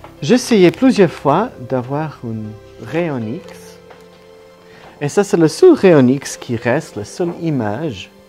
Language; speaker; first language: French; non-native, learner; Italian